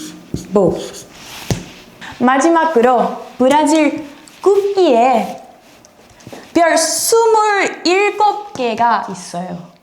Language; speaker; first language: Korean; non-native, fluent; Portuguese